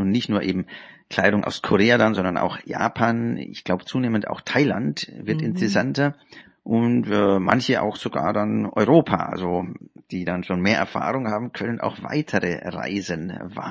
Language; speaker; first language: German; native; German